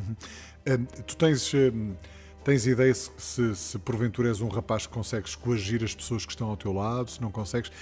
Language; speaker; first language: Portuguese; native; Portuguese